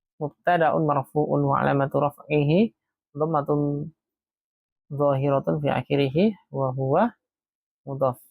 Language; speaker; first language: Arabic; non-native, fluent; Indonesian